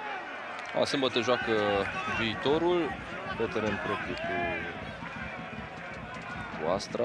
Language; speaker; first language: Romanian; native; Romanian